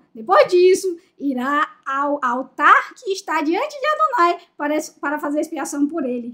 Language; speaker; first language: Portuguese; native; Portuguese